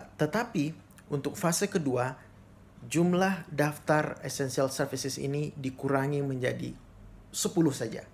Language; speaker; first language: Indonesian; native; Indonesian